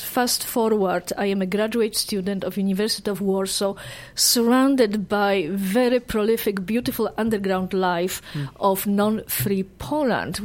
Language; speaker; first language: English; non-native, fluent; Polish